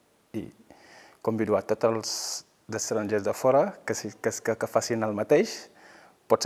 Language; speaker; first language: Catalan; non-native, fluent; Fula